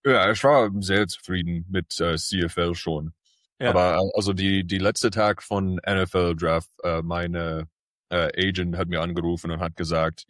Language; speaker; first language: German; early bilingual, heritage; English